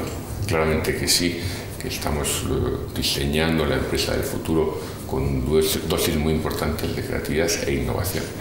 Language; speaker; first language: Spanish; native; Spanish